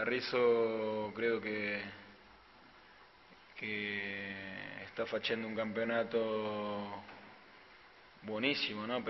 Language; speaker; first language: Italian; non-native, fluent; Spanish